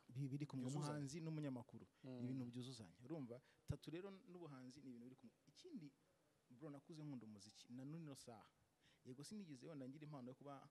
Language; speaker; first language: Kinyarwanda; native; Kinyarwanda